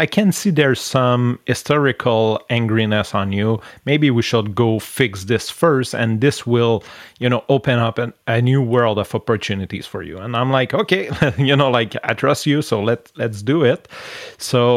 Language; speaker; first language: English; non-native, fluent; French